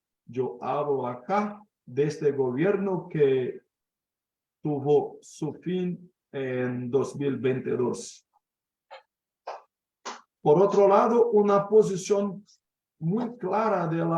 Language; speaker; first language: Spanish; non-native, fluent; Portuguese